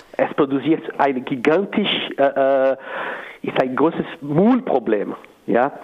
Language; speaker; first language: German; non-native, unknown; Portuguese